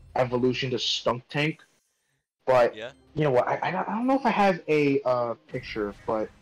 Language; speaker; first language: English; native; English